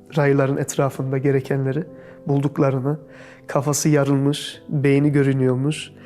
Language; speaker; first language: Turkish; early bilingual, heritage; Turkish